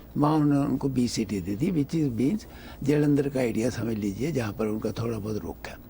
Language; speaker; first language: Urdu; non-native, local second language; Punjabi